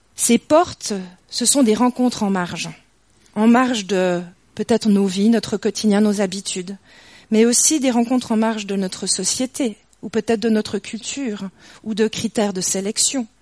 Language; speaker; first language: French; native; French